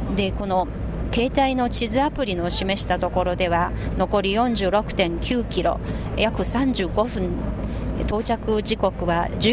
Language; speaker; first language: Japanese; non-native, fluent; Chinese